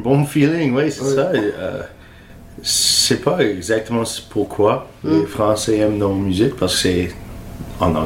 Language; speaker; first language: French; non-native, learner; English